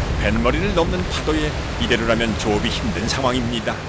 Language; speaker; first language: Korean; native; Korean